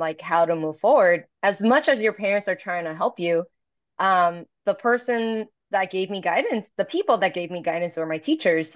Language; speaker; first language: English; early bilingual, other home language; Cantonese